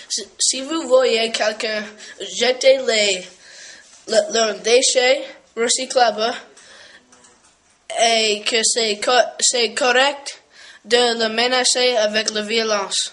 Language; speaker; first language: French; non-native, learner; English